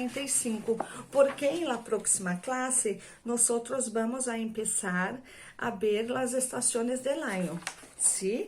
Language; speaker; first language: Spanish; non-native, fluent; Portuguese